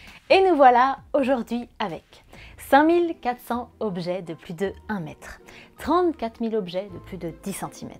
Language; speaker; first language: French; native; French